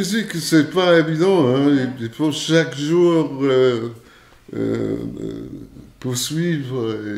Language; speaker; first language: French; non-native, fluent; English